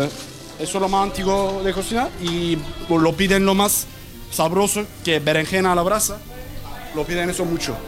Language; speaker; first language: Spanish; non-native, learner; Turkish